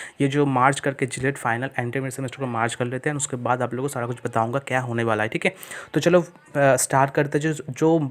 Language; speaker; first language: Hindi; non-native, local second language; Bangla